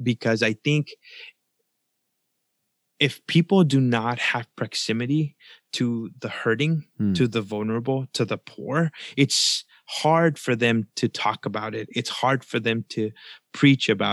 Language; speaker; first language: English; early bilingual, other home language; Spanish